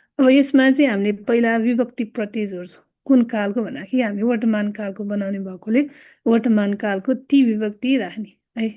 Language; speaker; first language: Nepali; non-native, local second language; Newari